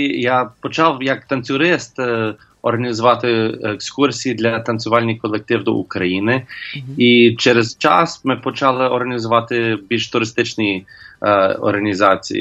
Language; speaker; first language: Ukrainian; non-native, learner; English